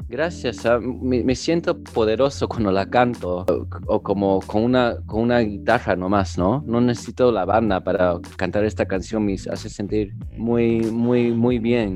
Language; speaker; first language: Spanish; early bilingual, heritage; English